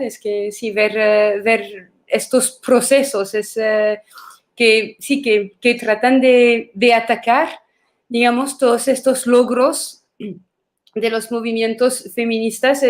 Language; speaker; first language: Spanish; non-native, fluent; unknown